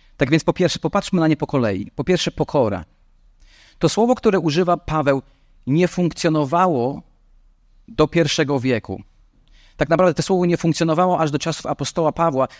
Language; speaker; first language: Polish; non-native, fluent; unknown